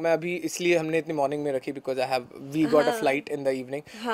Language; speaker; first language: Hindi; native; Hindi